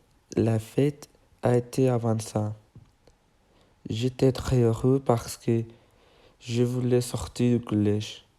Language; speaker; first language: French; non-native, learner; Spanish